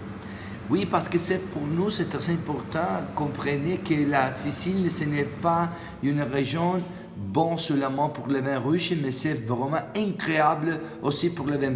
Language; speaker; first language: French; non-native, learner; Italian